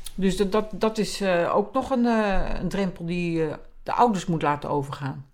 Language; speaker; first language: Dutch; native; Dutch